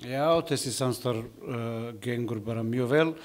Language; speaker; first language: Icelandic; non-native, learner; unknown